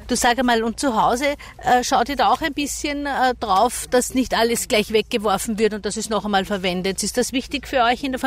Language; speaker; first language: German; native; German